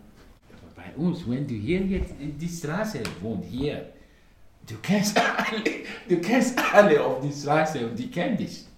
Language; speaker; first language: German; non-native, fluent; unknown